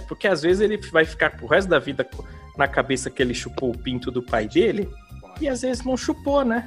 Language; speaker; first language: Portuguese; native; Portuguese